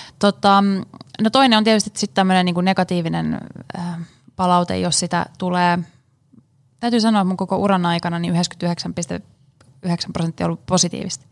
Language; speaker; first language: Finnish; native; Finnish